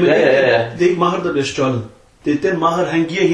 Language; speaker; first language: Danish; native; Danish